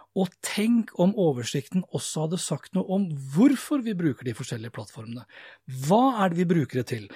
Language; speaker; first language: Norwegian; native; Norwegian